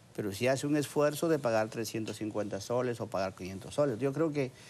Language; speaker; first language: Spanish; native; Spanish